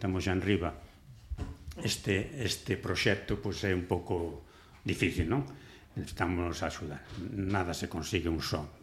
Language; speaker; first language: Galician; non-native, local second language; Spanish